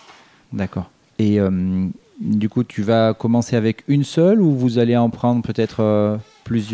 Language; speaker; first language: French; native; French